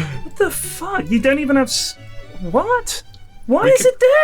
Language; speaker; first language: English; native; English